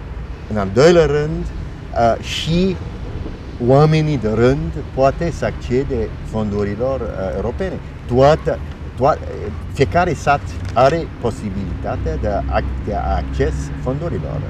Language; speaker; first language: Romanian; non-native, fluent; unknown